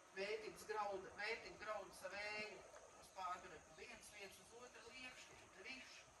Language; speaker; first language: Latvian; native; Latvian